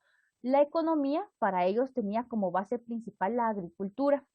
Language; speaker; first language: Spanish; native; Spanish